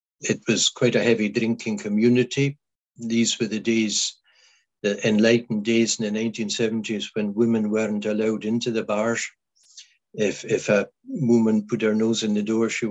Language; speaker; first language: English; non-native, local second language; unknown